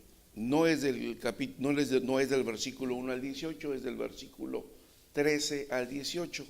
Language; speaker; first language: Spanish; native; Spanish